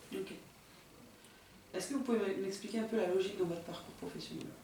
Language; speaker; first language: French; native; French